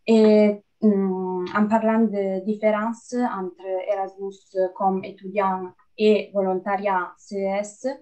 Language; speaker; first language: French; non-native, fluent; Italian